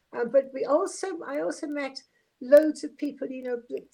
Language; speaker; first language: English; native; English